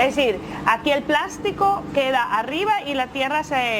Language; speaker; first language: Spanish; native; Spanish